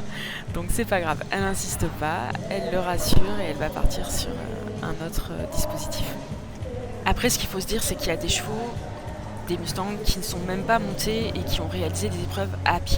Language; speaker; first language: French; native; French